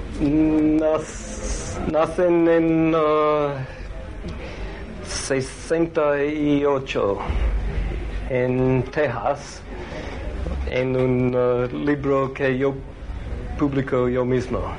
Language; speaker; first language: Spanish; non-native, learner; English